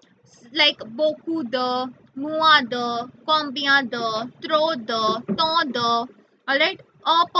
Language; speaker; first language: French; non-native, learner; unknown